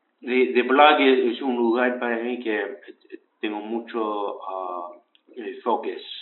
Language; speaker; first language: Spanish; early bilingual, heritage; English